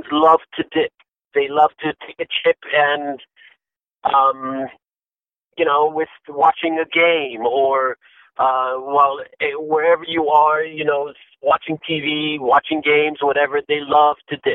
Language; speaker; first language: English; native; English